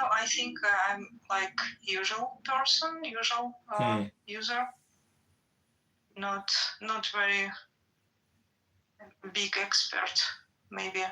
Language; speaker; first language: English; non-native, learner; Russian